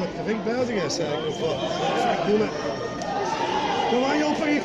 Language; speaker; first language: Dutch; native; Dutch